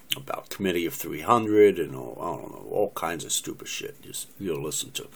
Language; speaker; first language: English; native; English